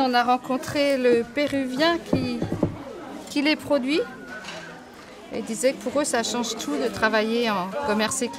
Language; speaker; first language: French; non-native, fluent; English